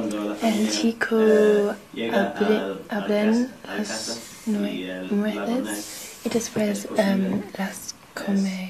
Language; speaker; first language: Spanish; non-native, learner; English